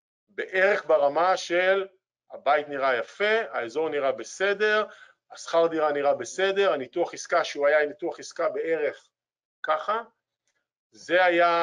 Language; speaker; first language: Hebrew; native; Hebrew